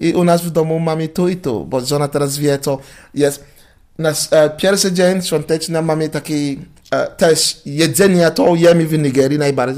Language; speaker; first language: Polish; non-native, learner; English